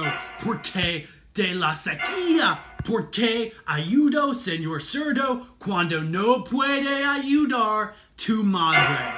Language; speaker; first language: Spanish; non-native, learner; English